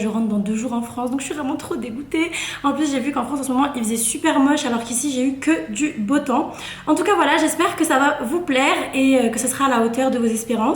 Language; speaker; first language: French; native; French